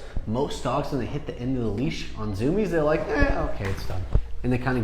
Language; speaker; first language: English; native; English